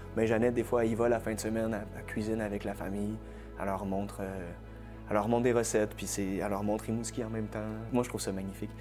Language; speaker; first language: French; native; French